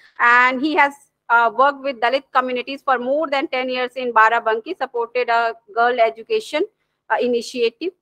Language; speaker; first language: English; non-native, local second language; Hindi